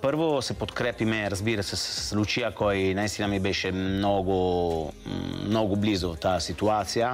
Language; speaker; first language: Bulgarian; non-native, fluent; Italian